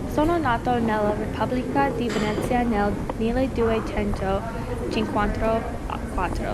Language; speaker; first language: Italian; non-native, learner; English